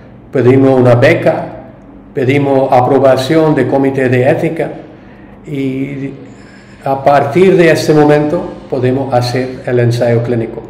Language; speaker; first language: Spanish; non-native, learner; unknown